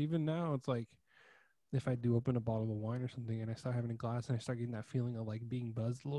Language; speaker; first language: English; native; English